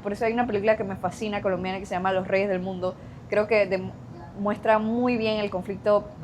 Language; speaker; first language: Spanish; native; Spanish